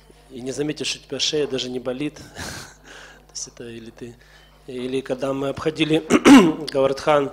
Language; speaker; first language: Russian; native; Russian